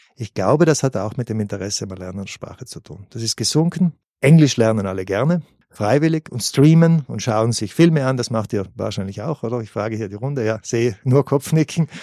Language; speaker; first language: German; native; German